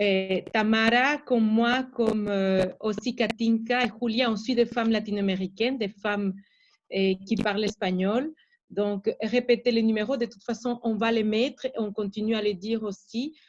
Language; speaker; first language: French; non-native, fluent; Spanish